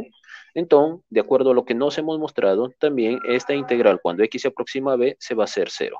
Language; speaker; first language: Spanish; native; Spanish